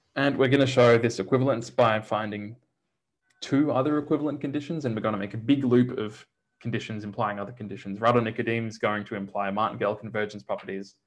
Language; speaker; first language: English; native; English